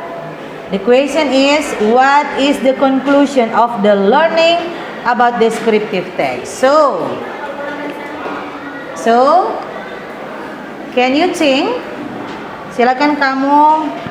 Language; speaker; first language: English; non-native, fluent; Indonesian